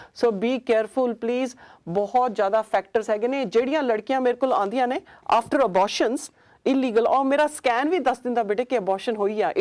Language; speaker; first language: Punjabi; early bilingual, heritage; Punjabi